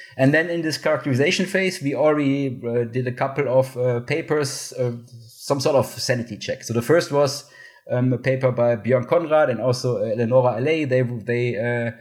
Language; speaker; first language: English; non-native, fluent; German